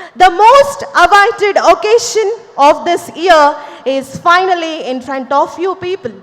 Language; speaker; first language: English; non-native, local second language; Kannada